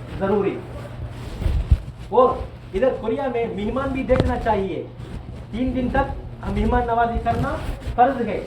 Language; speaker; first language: Hindi; non-native, local second language; Tamil